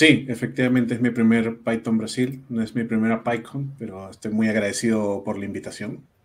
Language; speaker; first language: Spanish; native; Spanish